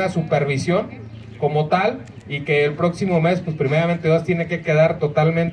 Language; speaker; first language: Spanish; native; Spanish